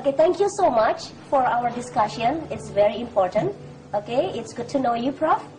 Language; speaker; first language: English; non-native, fluent; Indonesian